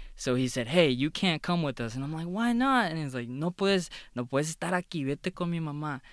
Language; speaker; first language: English; early bilingual, other home language; Spanish